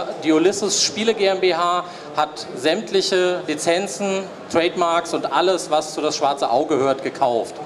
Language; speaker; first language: German; native; German